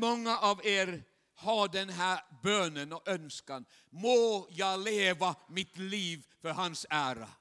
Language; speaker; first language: Swedish; non-native, fluent; Chinese